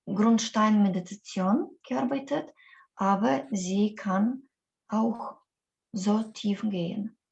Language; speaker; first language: German; non-native, learner; Russian